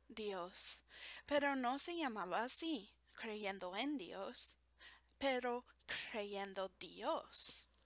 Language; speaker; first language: Spanish; non-native, fluent; English